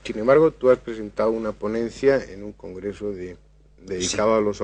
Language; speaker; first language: Spanish; native; Spanish